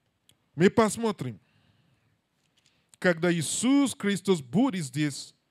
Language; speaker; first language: Russian; non-native, learner; English